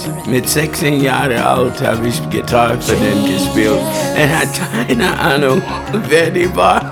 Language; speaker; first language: German; non-native, learner; English